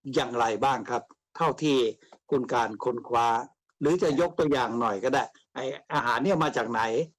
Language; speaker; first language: Thai; native; Thai